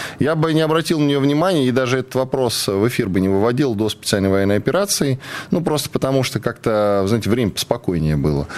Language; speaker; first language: Russian; native; Russian